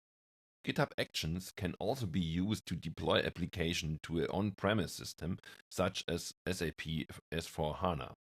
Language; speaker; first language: English; non-native, fluent; German